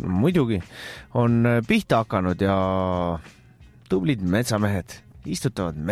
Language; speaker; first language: Estonian; native; Estonian